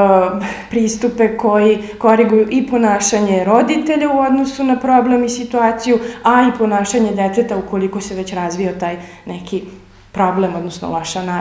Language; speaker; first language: Serbian; native; Serbian